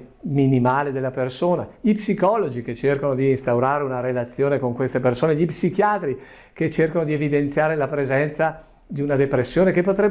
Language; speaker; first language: Italian; native; Italian